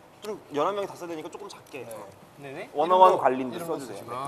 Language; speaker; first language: Korean; native; Korean